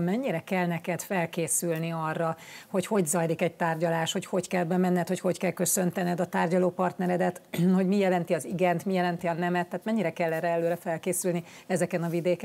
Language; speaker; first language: Hungarian; native; Hungarian